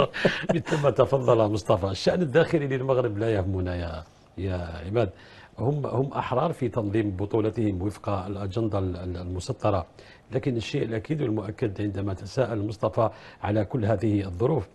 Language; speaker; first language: Arabic; native; Arabic